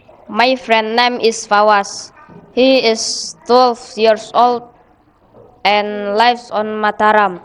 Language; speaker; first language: English; non-native, learner; Indonesian